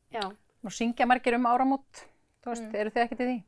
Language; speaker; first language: Icelandic; native; Icelandic